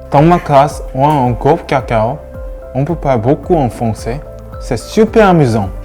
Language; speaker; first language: French; non-native, learner; Japanese